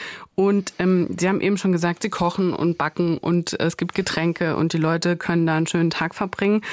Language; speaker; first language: German; native; German